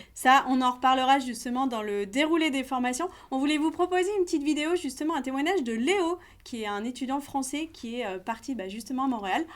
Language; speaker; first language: French; native; French